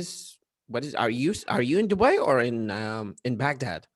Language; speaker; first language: English; non-native, fluent; Arabic